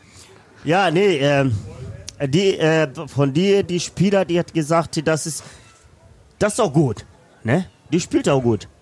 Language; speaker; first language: German; non-native, learner; Swahili